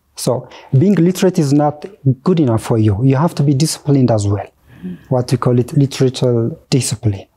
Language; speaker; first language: English; non-native, fluent; Oromo